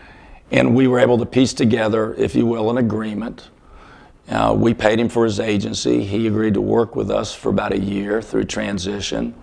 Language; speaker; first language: English; native; English